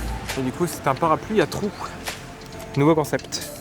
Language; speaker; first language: French; native; French